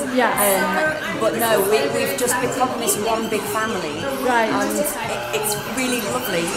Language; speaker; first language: English; native; English